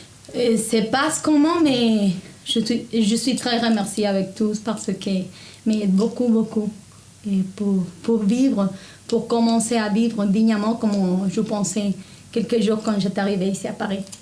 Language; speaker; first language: French; non-native, learner; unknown